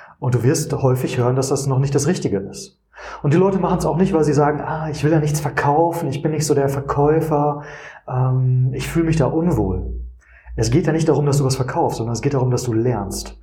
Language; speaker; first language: German; native; German